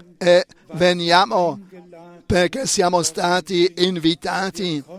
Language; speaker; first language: Italian; non-native, fluent; Romanian